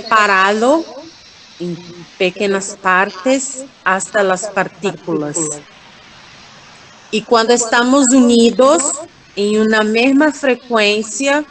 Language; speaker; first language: Spanish; non-native, fluent; Portuguese